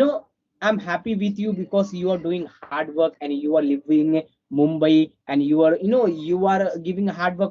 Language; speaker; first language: English; non-native, fluent; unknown